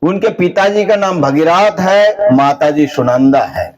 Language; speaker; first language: Hindi; non-native, local second language; Bangla